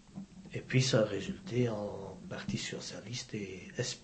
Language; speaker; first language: French; native; French